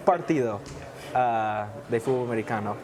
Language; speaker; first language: Spanish; non-native, learner; English